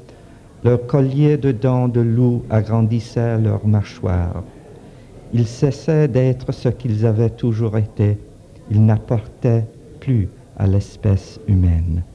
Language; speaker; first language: French; early bilingual, heritage; French